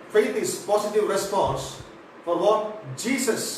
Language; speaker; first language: English; non-native, local second language; Tamil